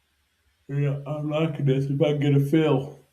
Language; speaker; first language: English; native; English